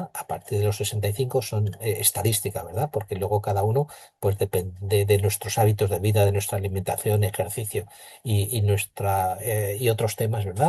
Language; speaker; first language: Spanish; native; Spanish